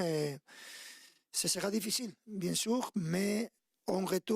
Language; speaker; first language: French; non-native, fluent; Spanish